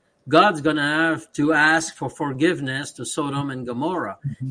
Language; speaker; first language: English; native; English